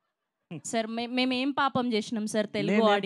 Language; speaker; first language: Telugu; native; Telugu